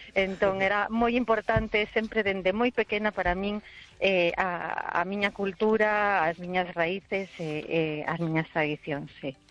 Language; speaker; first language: Galician; early bilingual, heritage; Galician